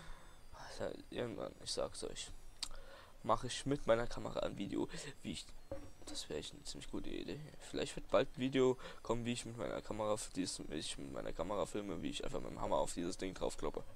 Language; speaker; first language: German; native; German